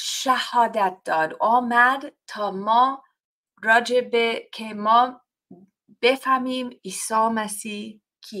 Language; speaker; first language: Persian; non-native, fluent; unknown